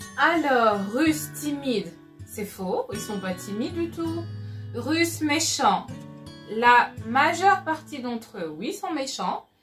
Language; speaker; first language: French; non-native, local second language; Lingala